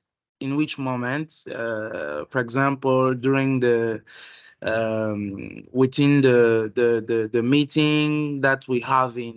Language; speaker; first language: English; non-native, learner; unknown